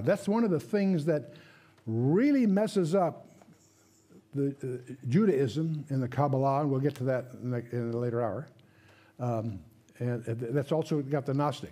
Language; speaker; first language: English; native; English